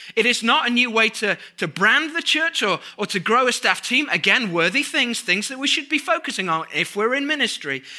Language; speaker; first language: English; native; English